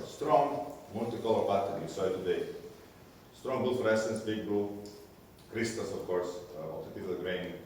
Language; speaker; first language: English; non-native, fluent; Serbian